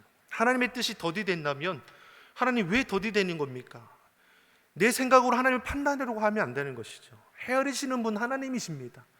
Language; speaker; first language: Korean; native; Korean